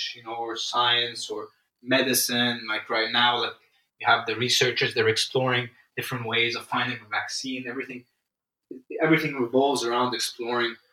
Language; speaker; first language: English; non-native, fluent; Arabic